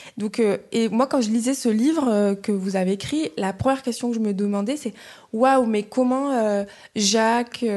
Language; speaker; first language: French; non-native, fluent; Bini